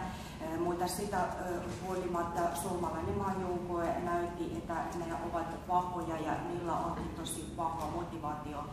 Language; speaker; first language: Finnish; non-native, fluent; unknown